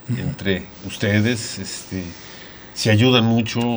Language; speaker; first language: Spanish; native; Spanish